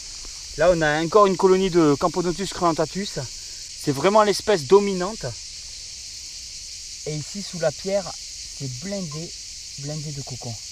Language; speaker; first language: French; native; French